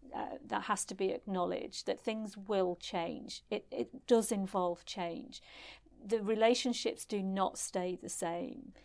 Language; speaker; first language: English; native; English